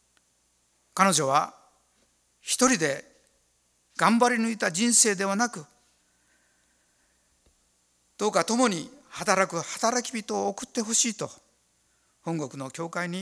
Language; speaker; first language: Japanese; native; Japanese